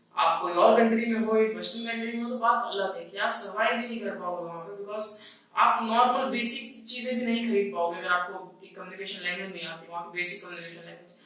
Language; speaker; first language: Hindi; native; Hindi